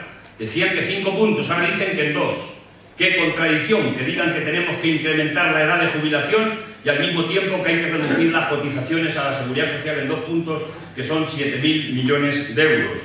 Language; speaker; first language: Spanish; native; Spanish